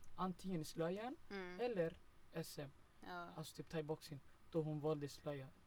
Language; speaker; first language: Swedish; early bilingual, other home language; Somali